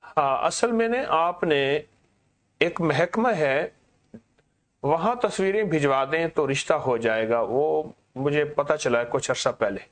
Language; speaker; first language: Urdu; native; Urdu